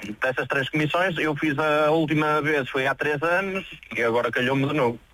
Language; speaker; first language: Portuguese; native; Portuguese